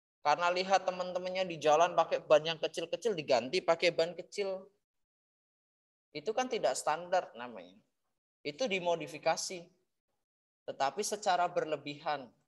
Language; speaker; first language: Indonesian; native; Indonesian